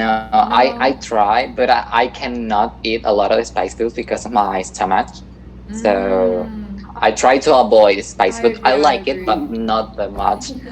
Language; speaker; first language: English; non-native, fluent; Spanish